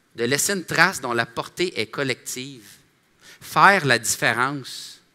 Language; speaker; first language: French; native; French